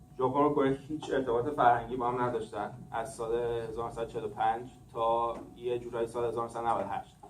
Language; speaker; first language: Persian; early bilingual, heritage; English